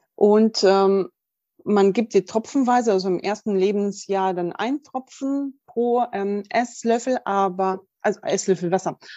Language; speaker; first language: German; non-native, fluent; Russian